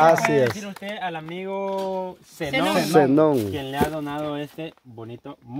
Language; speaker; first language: Spanish; native; Spanish